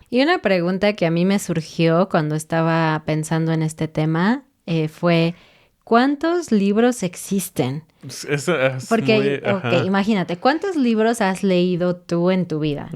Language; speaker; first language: Spanish; native; Spanish